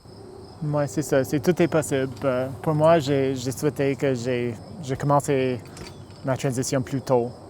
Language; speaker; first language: French; non-native, local second language; English